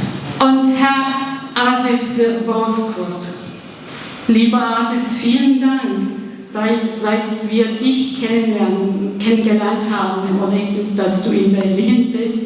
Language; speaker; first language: German; non-native, fluent; Kurdish